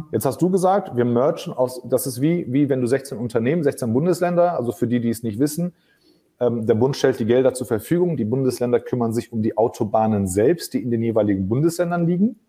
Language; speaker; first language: German; native; German